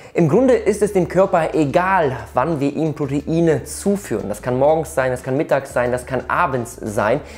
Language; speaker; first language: German; early bilingual, other home language; Polish